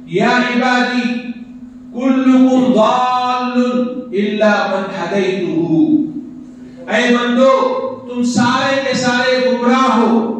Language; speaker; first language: Urdu; native; Urdu